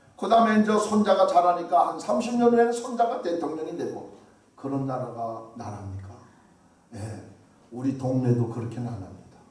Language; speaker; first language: Korean; native; Korean